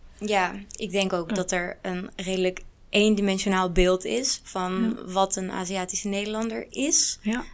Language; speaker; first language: Dutch; early bilingual, other home language; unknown